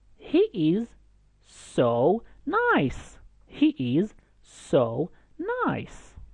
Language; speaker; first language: English; non-native, fluent; Arabic